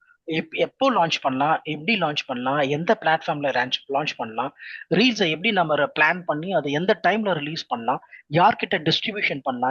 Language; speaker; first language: Tamil; native; Tamil